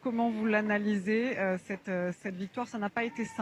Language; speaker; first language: French; native; French